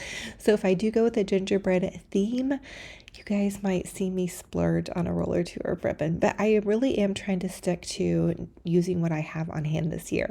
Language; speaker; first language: English; native; English